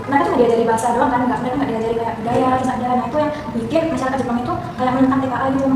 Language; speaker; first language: Indonesian; native; Indonesian